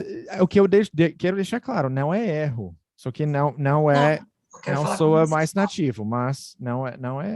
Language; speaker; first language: Portuguese; non-native, fluent; English